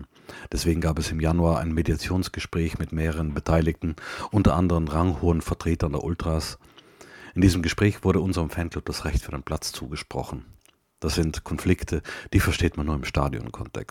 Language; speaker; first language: German; native; German